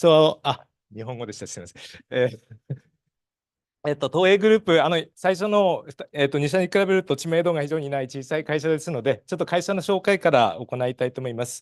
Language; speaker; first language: Japanese; native; Japanese